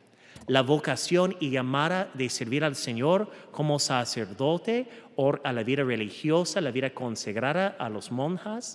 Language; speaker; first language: Spanish; early bilingual, heritage; English